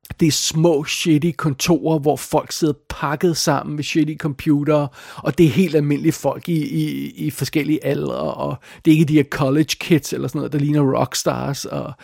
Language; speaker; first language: Danish; native; Danish